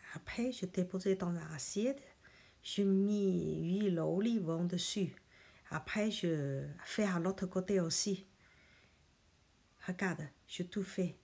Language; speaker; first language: French; non-native, learner; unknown